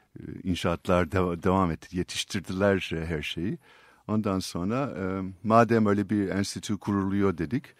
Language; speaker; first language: Turkish; non-native, fluent; English